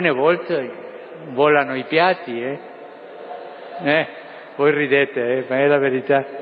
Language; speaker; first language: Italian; non-native, fluent; Spanish